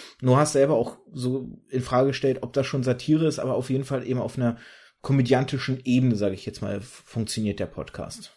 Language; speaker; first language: German; early bilingual, other home language; Russian